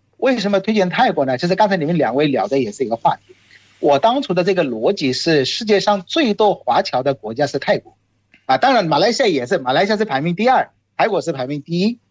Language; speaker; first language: Chinese; non-native, fluent; Bangla